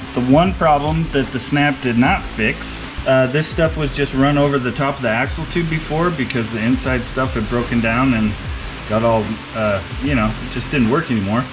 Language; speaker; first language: English; native; English